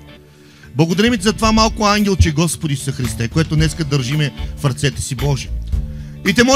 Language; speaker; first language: Bulgarian; native; Bulgarian